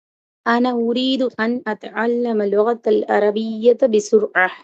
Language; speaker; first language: Arabic; non-native, learner; Tamil